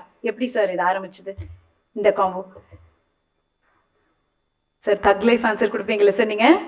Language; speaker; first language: Tamil; native; Tamil